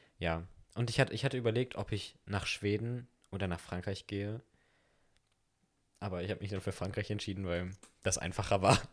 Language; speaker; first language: German; native; German